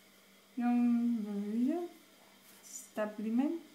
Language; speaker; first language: Spanish; non-native, learner; English